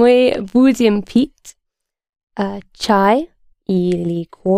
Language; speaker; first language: Russian; non-native, learner; English